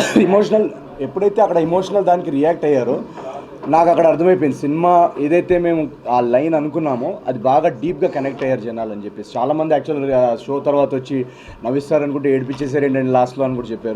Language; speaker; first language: Telugu; native; Telugu